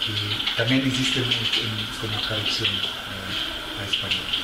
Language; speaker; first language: Spanish; non-native, fluent; German